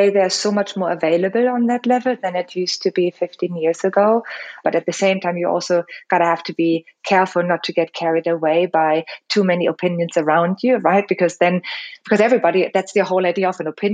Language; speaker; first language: English; non-native, fluent; German